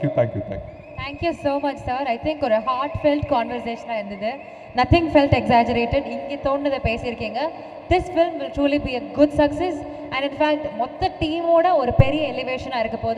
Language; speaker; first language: Tamil; native; Tamil